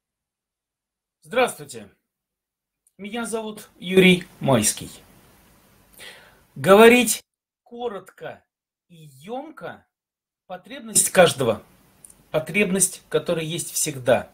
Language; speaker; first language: Russian; native; Russian